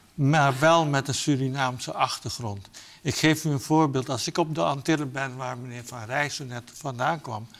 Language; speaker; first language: Dutch; native; Dutch